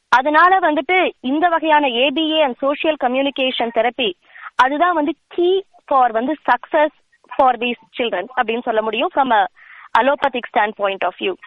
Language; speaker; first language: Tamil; native; Tamil